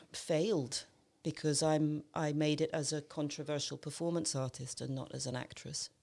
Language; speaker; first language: Norwegian; non-native, fluent; English